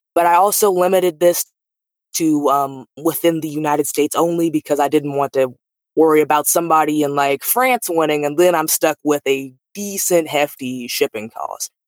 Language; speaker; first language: English; native; English